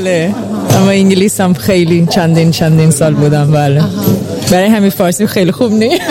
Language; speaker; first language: Persian; early bilingual, heritage; Persian